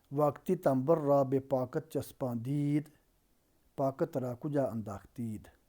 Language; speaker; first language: Persian; non-native, fluent; Urdu